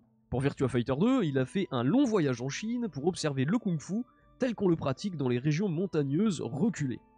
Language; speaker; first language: French; native; French